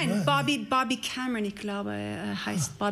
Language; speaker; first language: German; non-native, learner; English